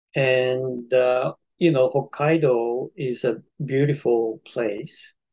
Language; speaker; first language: English; non-native, fluent; Japanese